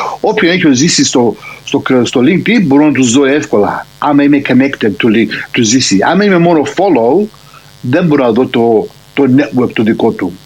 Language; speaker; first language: Greek; early bilingual, heritage; Greek